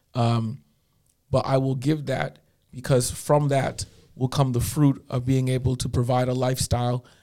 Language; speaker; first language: English; native; English